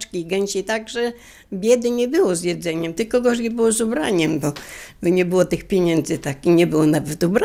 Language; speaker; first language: Polish; native; Polish